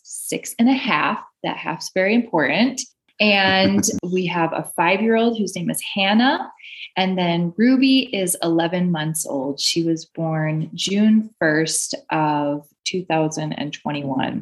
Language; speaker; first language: English; native; English